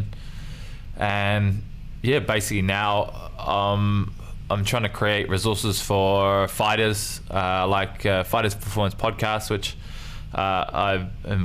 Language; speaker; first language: English; native; English